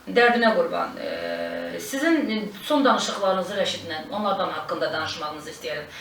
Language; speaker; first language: Azerbaijani; native; Azerbaijani